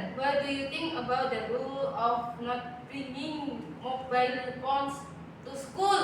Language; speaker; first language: English; non-native, learner; Indonesian